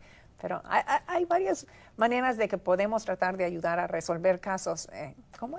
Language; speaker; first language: Spanish; native; Spanish